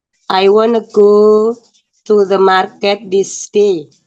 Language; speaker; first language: English; non-native, learner; Indonesian